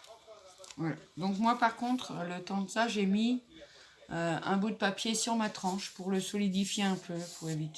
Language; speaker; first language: French; native; French